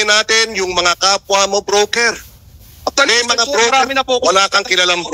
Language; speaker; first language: Filipino; native; Filipino